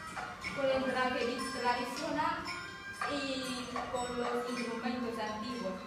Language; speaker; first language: Spanish; non-native, fluent; Vietnamese